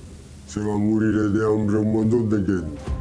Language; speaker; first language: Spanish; non-native, learner; Italian